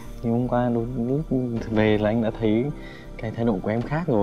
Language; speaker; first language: Vietnamese; native; Vietnamese